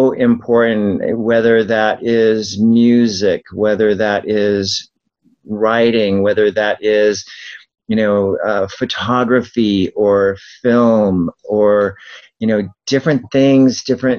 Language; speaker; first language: English; native; English